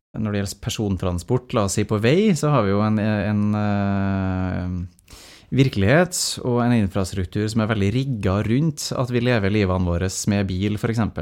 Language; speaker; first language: Norwegian; native; Norwegian